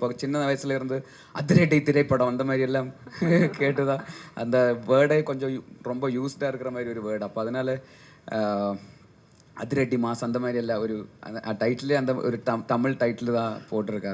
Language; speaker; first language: Tamil; non-native, local second language; Malayalam